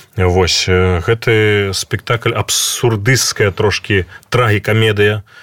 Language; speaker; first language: Belarusian; native; Belarusian